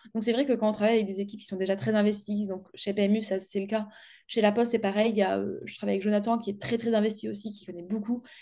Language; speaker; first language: French; native; French